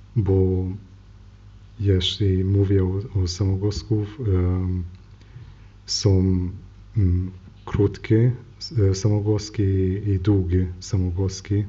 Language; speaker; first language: Polish; non-native, learner; Hungarian